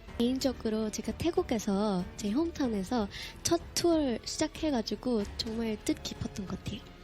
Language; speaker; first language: Korean; non-native, fluent; Thai